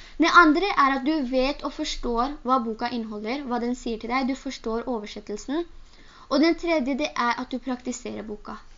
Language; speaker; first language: Norwegian; early bilingual, other home language; Urdu